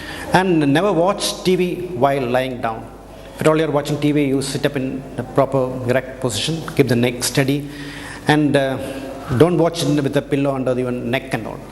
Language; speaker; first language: English; non-native, local second language; Malayalam